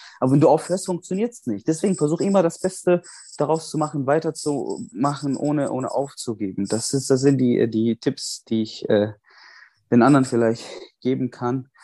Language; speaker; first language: German; non-native, fluent; Arabic